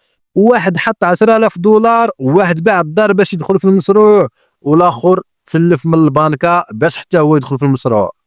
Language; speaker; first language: Arabic; native; Arabic